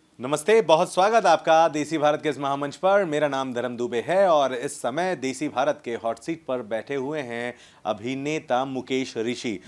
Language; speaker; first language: Hindi; native; Hindi